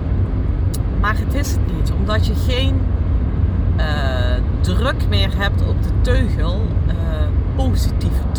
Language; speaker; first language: Dutch; native; Dutch